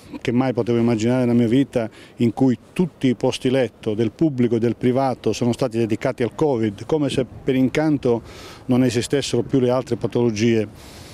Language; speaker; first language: Italian; native; Italian